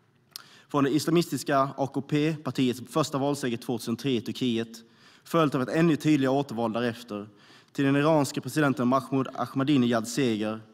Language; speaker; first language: Swedish; native; Swedish